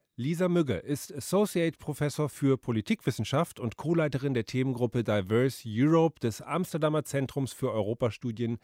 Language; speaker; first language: German; native; German